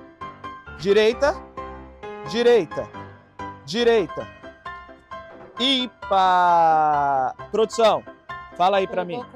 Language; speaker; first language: Portuguese; native; Portuguese